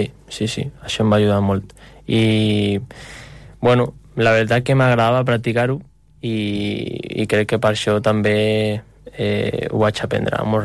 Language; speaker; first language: Catalan; non-native, local second language; Spanish